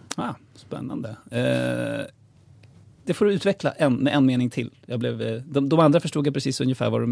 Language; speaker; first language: Swedish; native; Swedish